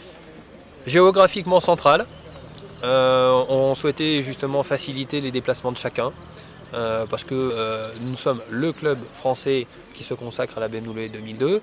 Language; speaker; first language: French; native; French